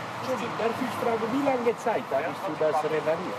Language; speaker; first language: German; non-native, learner; Italian